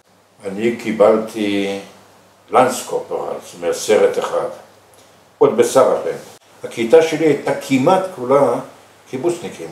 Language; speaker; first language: Hebrew; early bilingual, other home language; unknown